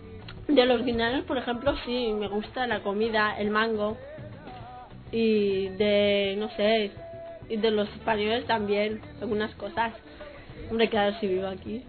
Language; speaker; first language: Spanish; early bilingual, other home language; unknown